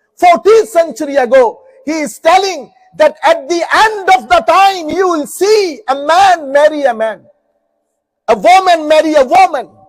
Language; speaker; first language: English; non-native, local second language; Bangla